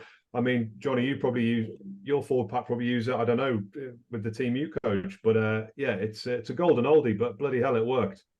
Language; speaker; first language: English; native; English